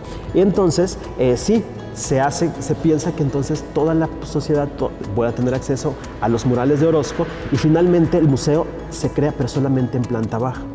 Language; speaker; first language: Spanish; native; Spanish